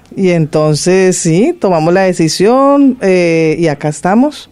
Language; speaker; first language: Spanish; native; Spanish